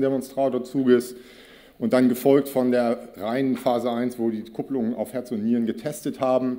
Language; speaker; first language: German; native; German